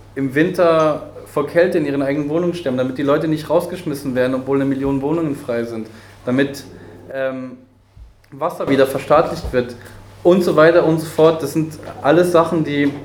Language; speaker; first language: German; early bilingual, heritage; Spanish